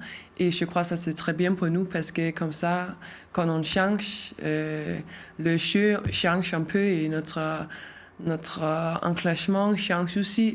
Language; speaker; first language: French; non-native, learner; Danish